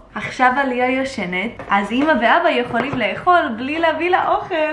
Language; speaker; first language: Hebrew; early bilingual, heritage; Hebrew